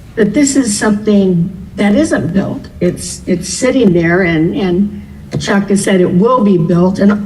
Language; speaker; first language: English; native; English